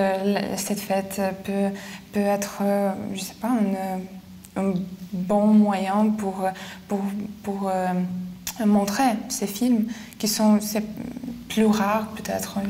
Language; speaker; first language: French; non-native, fluent; Lithuanian